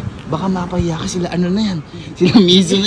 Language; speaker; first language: Filipino; native; Filipino